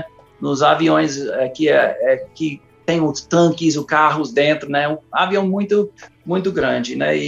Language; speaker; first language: Portuguese; non-native, fluent; English